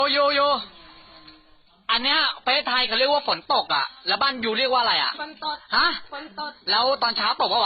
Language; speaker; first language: Thai; native; Thai